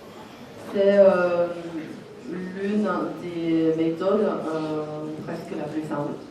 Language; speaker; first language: French; non-native, fluent; Chinese